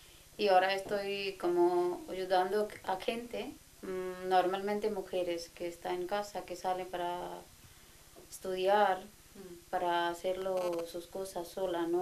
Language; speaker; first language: Spanish; non-native, learner; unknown